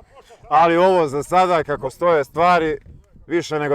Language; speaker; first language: Bosnian; native; Bosnian